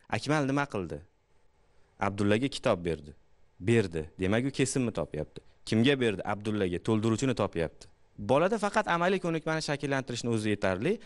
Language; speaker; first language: Uzbek; native; Uzbek